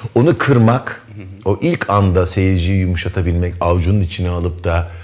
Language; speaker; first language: Turkish; native; Turkish